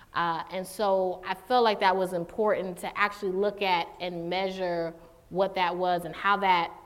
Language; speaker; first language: English; native; English